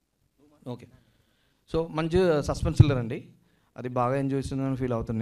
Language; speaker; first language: Telugu; non-native, learner; Malayalam